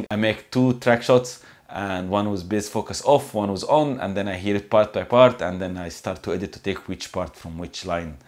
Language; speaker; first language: English; non-native, fluent; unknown